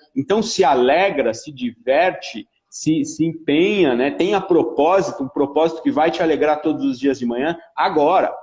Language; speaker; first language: Portuguese; early bilingual, other home language; Italian